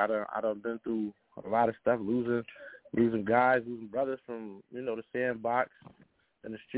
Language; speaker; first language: English; native; English